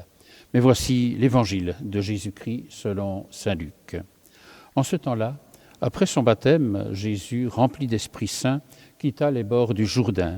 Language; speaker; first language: French; native; French